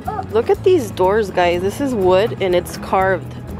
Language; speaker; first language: English; early bilingual, other home language; Spanish